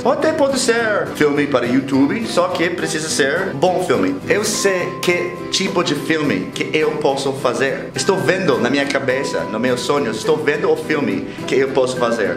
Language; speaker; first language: Portuguese; non-native, fluent; English